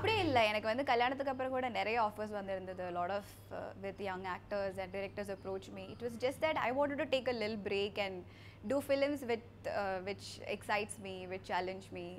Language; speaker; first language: Tamil; non-native, local second language; Malayalam